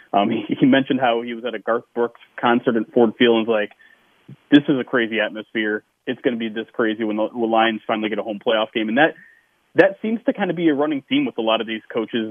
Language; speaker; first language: English; native; English